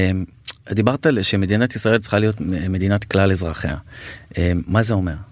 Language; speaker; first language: Hebrew; native; Hebrew